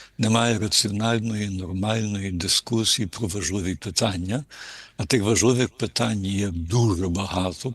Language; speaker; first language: Ukrainian; early bilingual, heritage; Ukrainian